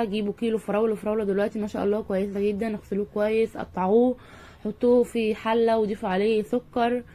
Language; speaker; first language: Arabic; native; Arabic